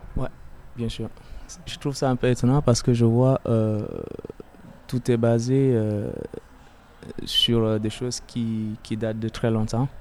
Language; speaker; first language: French; non-native, fluent; Arabic